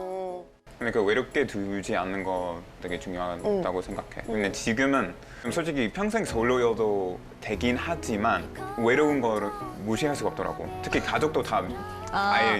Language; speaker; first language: Korean; non-native, fluent; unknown